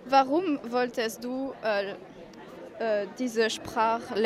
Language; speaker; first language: German; non-native, learner; French